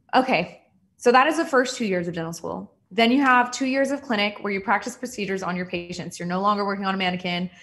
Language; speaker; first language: English; native; English